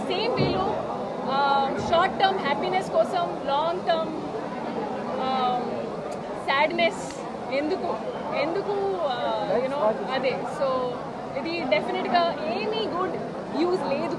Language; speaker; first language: Telugu; non-native, fluent; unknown